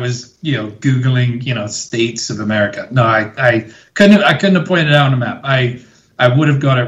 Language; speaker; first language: English; native; English